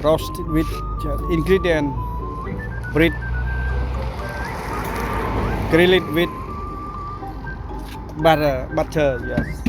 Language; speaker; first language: English; non-native, learner; Khmer